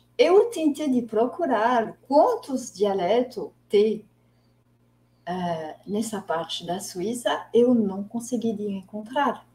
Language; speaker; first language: Portuguese; non-native, fluent; French